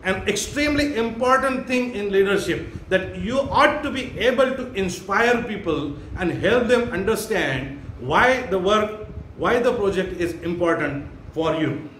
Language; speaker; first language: English; non-native, local second language; Marathi